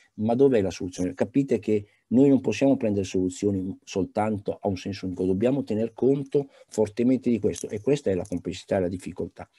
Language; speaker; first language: Italian; native; Italian